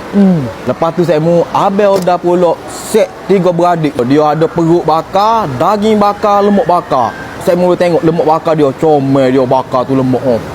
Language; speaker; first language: Malay; native; Malay